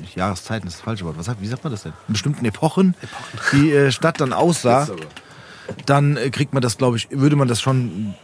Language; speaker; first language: German; native; German